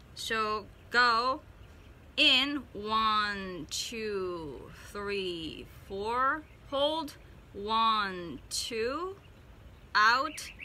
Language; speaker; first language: English; non-native, fluent; Korean